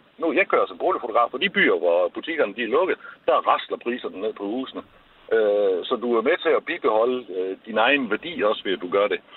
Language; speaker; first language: Danish; native; Danish